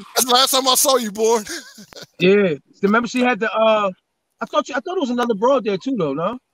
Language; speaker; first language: English; native; English